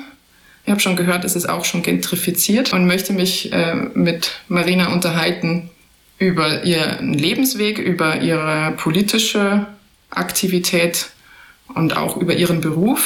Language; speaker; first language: German; native; German